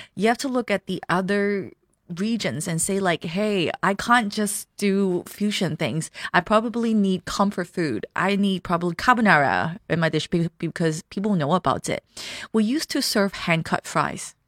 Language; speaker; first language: English; non-native, local second language; Cantonese